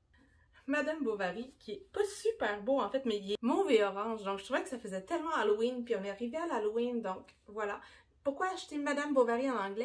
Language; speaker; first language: French; native; French